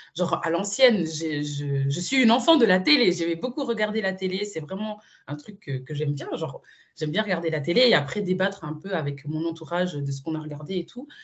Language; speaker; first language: French; early bilingual, other home language; Spanish